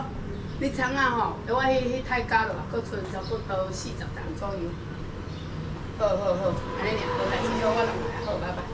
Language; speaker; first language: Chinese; non-native, local second language; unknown